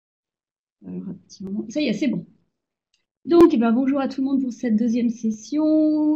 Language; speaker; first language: French; native; French